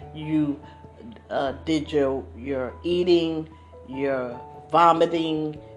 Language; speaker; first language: English; native; English